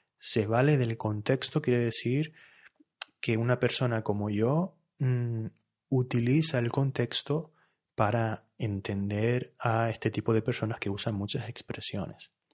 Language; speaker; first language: Spanish; native; Spanish